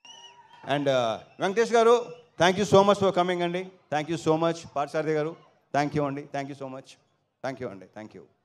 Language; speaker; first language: Telugu; native; Telugu